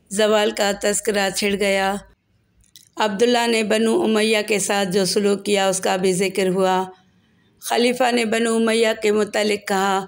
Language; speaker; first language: Urdu; native; Urdu